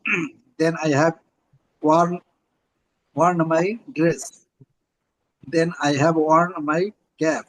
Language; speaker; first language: English; non-native, learner; Bangla